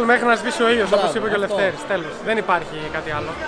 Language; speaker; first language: Greek; native; Greek